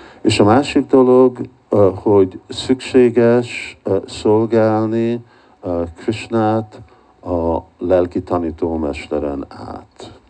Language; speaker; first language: Hungarian; early bilingual, heritage; Hungarian